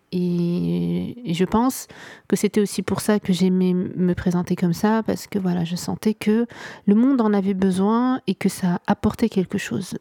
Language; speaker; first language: French; non-native, local second language; Arabic